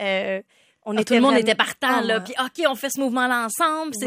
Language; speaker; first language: French; native; French